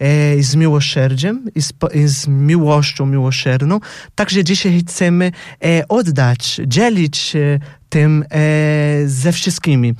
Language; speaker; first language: Polish; non-native, fluent; Portuguese